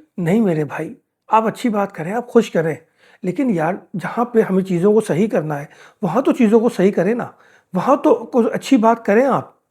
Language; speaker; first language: Urdu; native; Urdu